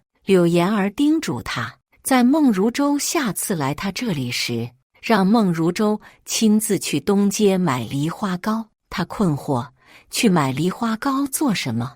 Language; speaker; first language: Chinese; native; Chinese